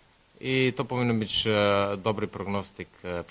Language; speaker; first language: Polish; non-native, fluent; Slovenian